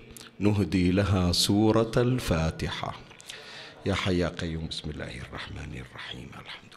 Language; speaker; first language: Arabic; native; Arabic